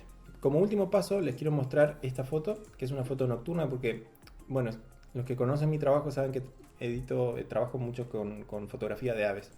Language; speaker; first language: Spanish; native; Spanish